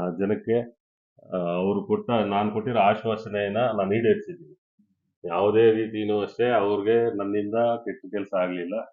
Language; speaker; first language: Kannada; native; Kannada